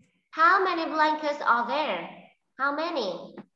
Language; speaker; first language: English; non-native, fluent; Vietnamese